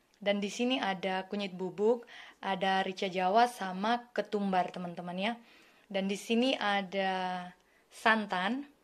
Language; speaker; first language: Indonesian; native; Indonesian